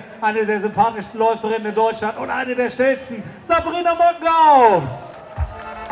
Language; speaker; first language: German; native; German